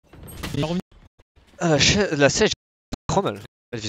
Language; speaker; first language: French; native; French